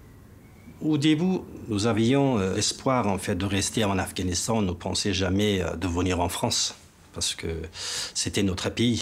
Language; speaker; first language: French; non-native, fluent; Persian